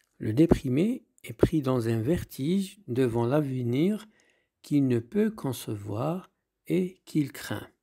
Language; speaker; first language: French; non-native, local second language; Arabic